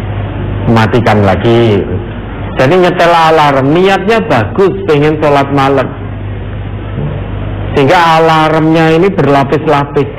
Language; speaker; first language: Indonesian; non-native, local second language; Javanese